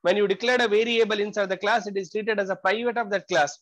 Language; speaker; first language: English; non-native, local second language; Kannada